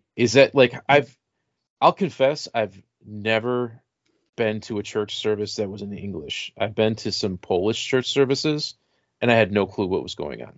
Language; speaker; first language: English; native; English